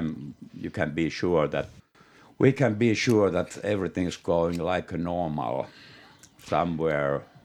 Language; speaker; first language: English; non-native, learner; Finnish